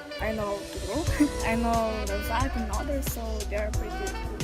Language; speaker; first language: English; non-native, learner; Lithuanian